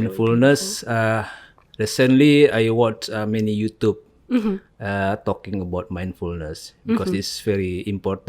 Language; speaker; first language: English; non-native, learner; Indonesian